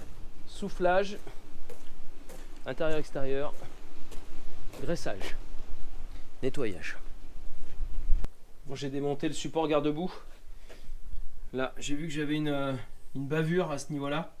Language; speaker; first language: French; native; French